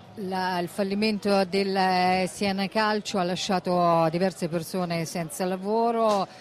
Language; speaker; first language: Italian; native; Italian